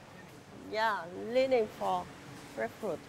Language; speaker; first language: English; non-native, learner; Vietnamese